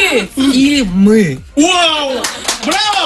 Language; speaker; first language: Russian; native; Russian